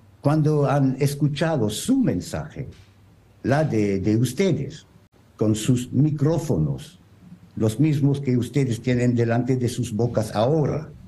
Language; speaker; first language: Spanish; non-native, learner; French